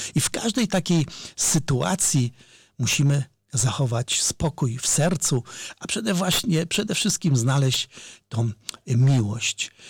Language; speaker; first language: Polish; native; Polish